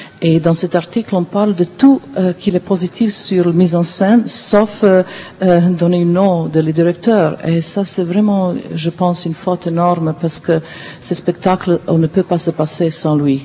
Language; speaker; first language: French; non-native, learner; Serbian